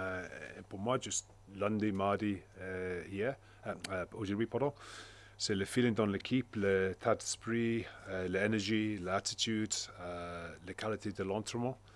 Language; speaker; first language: French; non-native, learner; English